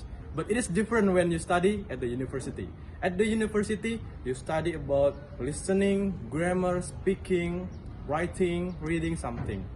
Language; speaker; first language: English; non-native, learner; Indonesian